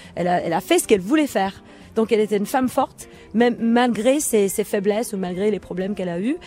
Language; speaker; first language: French; non-native, fluent; English